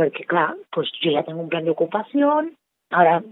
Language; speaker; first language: Spanish; non-native, local second language; Catalan